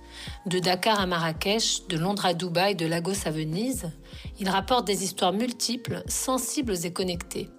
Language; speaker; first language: French; non-native, local second language; Arabic